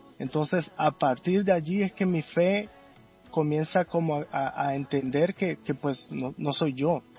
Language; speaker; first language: Spanish; native; Spanish